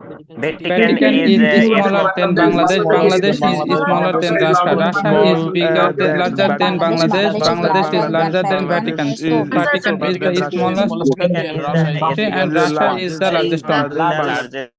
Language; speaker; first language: English; non-native, learner; Bangla